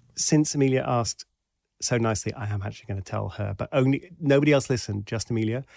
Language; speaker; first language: English; native; English